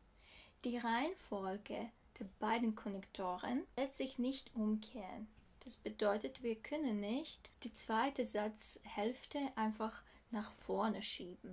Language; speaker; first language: German; non-native, fluent; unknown